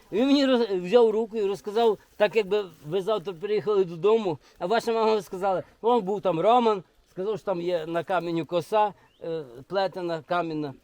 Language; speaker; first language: Ukrainian; native; Ukrainian